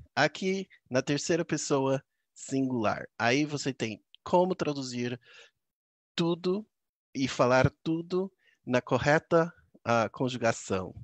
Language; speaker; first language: Portuguese; non-native, fluent; English